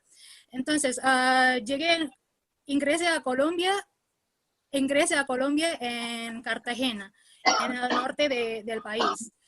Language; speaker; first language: Spanish; non-native, learner; Indonesian